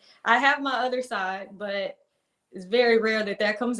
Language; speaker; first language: English; native; English